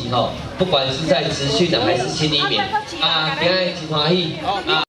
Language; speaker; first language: Chinese; native; Chinese